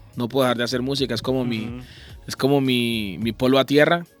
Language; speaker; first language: Spanish; native; Spanish